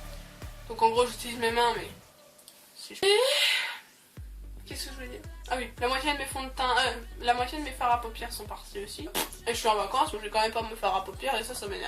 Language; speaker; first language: French; native; French